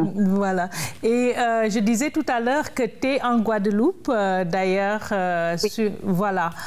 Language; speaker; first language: French; native; French